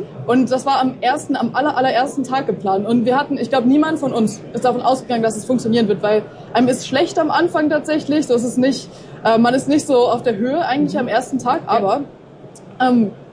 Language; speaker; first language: German; native; German